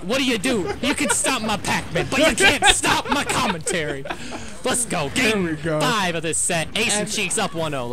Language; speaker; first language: English; native; English